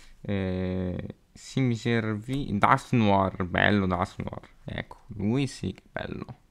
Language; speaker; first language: Italian; native; Italian